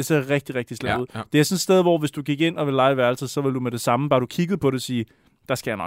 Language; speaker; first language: Danish; native; Danish